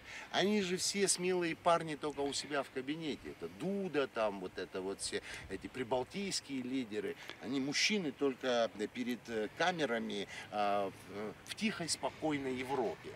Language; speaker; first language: Russian; native; Russian